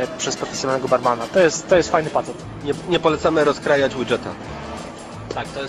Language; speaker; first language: Polish; native; Polish